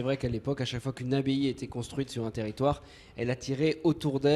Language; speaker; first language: French; native; French